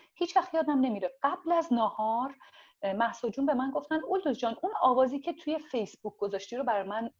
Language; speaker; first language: Persian; non-native, local second language; Azerbaijani